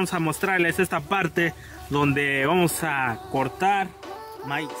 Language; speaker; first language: Spanish; non-native, local second language; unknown